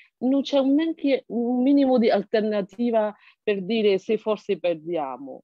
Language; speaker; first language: Italian; non-native, fluent; Burmese